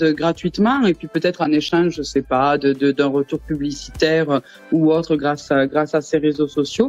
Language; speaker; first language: French; native; French